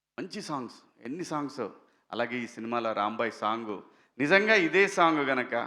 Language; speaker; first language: Telugu; native; Telugu